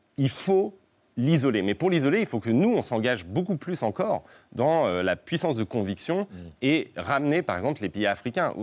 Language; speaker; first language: French; native; French